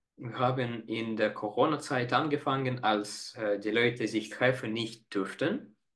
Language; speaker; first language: German; non-native, fluent; Estonian